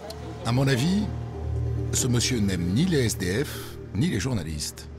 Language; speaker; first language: French; native; French